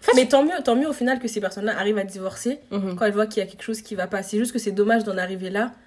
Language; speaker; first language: French; native; French